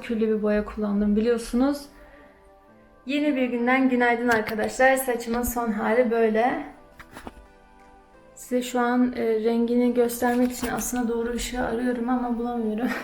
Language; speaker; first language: Turkish; early bilingual, other home language; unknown